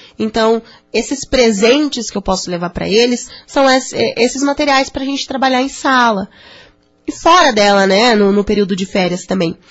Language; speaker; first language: Portuguese; native; Portuguese